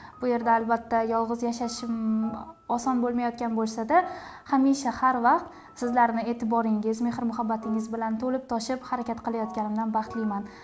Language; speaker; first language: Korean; non-native, fluent; Uzbek